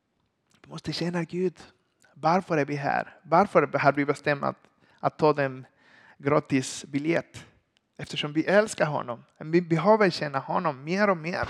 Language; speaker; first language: Swedish; non-native, learner; Spanish